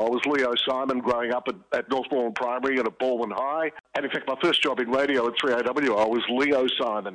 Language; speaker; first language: English; early bilingual, other home language; Greek